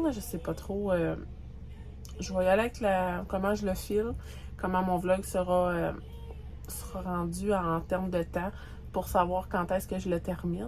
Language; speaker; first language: French; native; French